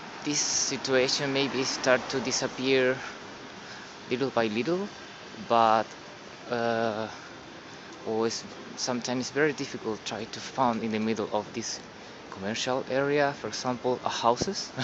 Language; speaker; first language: English; non-native, learner; Spanish